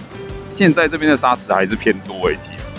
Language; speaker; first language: Chinese; native; Chinese